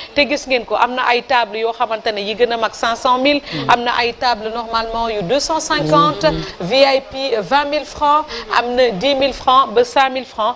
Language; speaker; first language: Wolof; native; Wolof